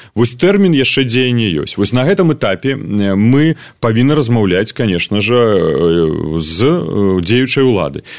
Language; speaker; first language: Belarusian; native; Belarusian